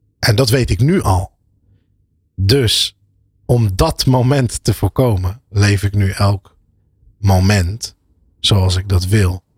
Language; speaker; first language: Dutch; early bilingual, other home language; Arabic